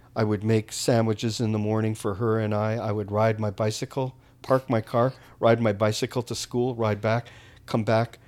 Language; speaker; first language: English; native; English